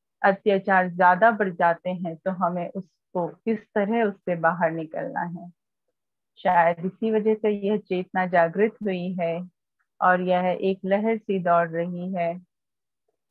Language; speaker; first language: Hindi; native; Hindi